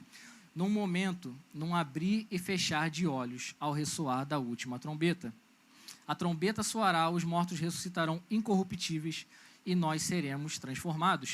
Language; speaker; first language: Portuguese; native; Portuguese